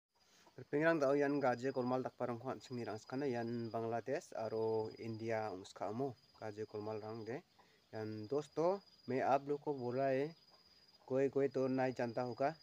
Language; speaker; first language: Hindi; non-native, local second language; Garo